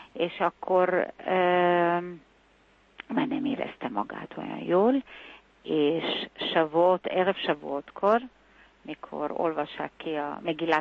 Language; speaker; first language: Hungarian; early bilingual, heritage; Hungarian